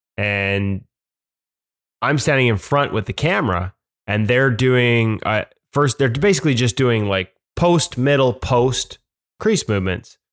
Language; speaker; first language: English; native; English